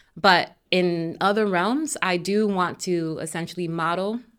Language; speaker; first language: English; native; English